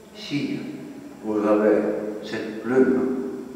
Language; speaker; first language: French; non-native, learner; Estonian